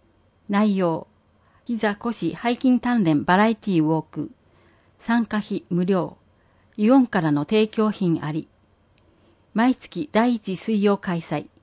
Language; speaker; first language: Japanese; native; Japanese